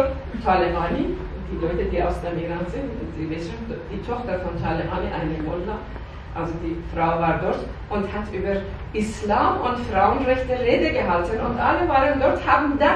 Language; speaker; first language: German; non-native, learner; Persian